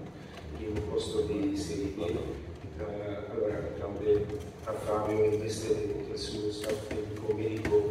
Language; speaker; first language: Italian; non-native, learner; Dutch